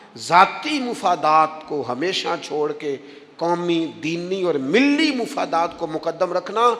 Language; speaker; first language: Urdu; non-native, local second language; Punjabi